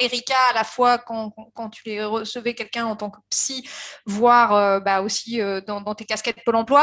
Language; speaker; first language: French; native; French